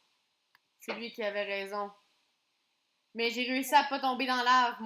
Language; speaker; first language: French; native; French